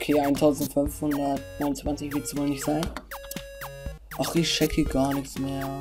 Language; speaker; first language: German; native; German